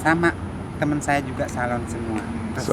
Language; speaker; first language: Indonesian; native; Indonesian